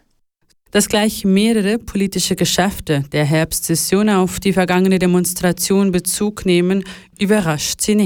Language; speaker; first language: German; native; German